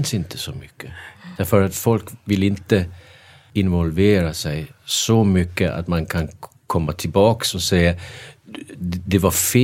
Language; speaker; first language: Swedish; non-native, fluent; Danish